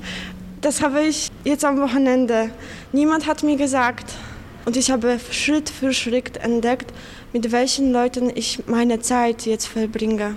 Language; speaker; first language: German; non-native, fluent; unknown